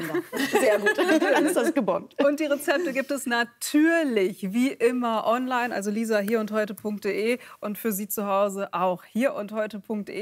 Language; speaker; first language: German; native; German